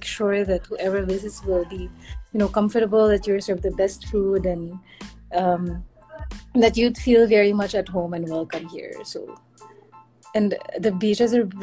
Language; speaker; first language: English; non-native, local second language; Filipino